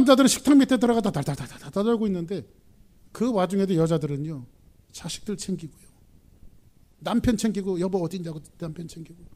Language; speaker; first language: Korean; native; Korean